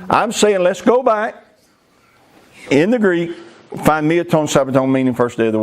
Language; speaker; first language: English; native; English